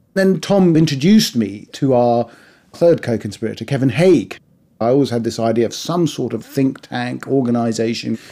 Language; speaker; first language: English; early bilingual, other home language; Persian